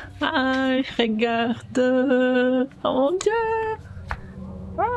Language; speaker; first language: French; non-native, fluent; Portuguese